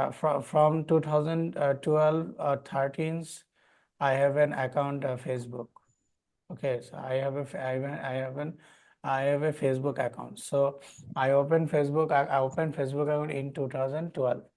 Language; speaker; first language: English; non-native, learner; Bangla